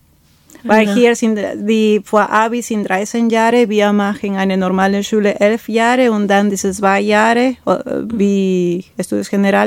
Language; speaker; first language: German; non-native, fluent; Spanish